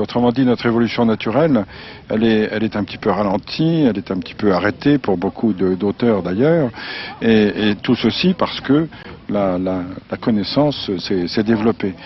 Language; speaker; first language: French; native; French